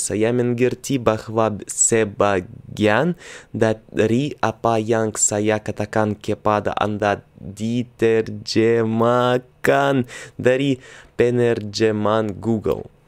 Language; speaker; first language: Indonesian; non-native, learner; Russian